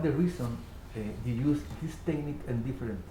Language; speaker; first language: English; non-native, learner; Spanish